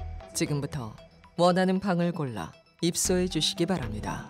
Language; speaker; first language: Korean; native; Korean